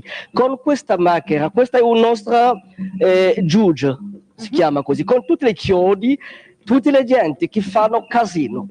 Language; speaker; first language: Italian; non-native, learner; Kongo